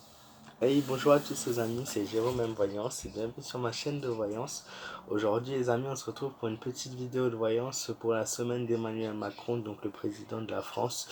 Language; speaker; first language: French; native; French